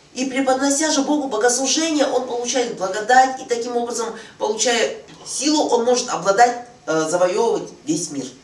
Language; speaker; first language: Russian; non-native, fluent; Korean